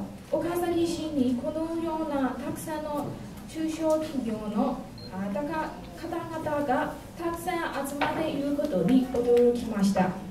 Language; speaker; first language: Japanese; non-native, learner; Burmese